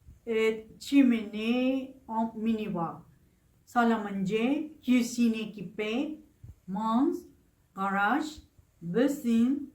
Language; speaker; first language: French; non-native, learner; Spanish